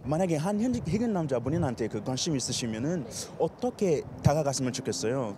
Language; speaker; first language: Korean; non-native, fluent; English